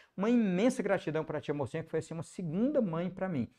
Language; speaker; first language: Portuguese; native; Portuguese